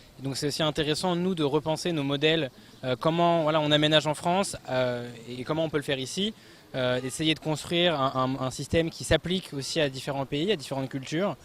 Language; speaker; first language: French; native; French